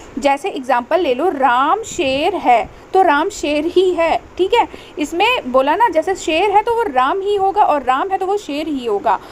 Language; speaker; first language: Hindi; native; Hindi